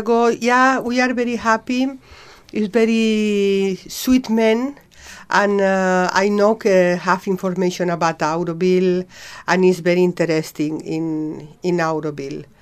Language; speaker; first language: English; non-native, learner; Spanish